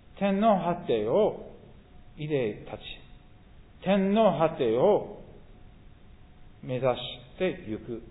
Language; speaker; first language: Japanese; non-native, fluent; English